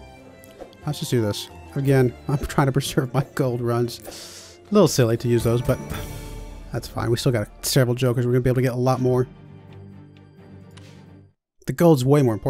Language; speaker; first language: English; native; English